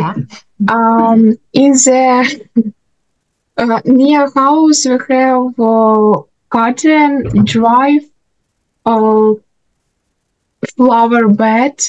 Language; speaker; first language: English; non-native, learner; Russian